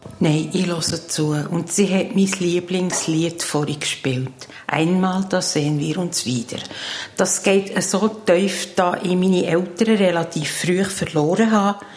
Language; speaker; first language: German; native; German